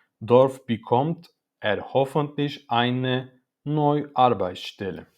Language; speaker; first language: German; non-native, learner; Turkish